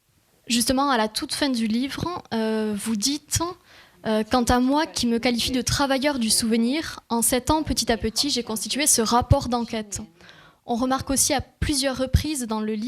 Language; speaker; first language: French; native; French